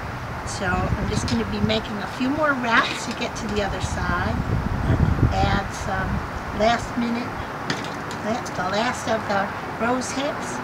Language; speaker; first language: English; native; English